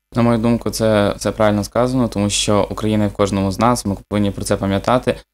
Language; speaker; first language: Ukrainian; native; Ukrainian